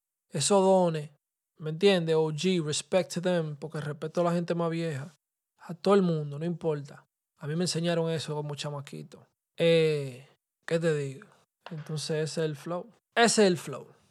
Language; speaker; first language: Spanish; early bilingual, heritage; Spanish